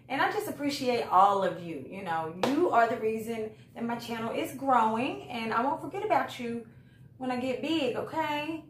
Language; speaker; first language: English; native; English